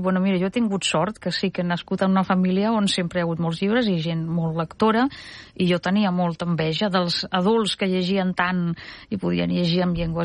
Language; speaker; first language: Catalan; non-native, fluent; Russian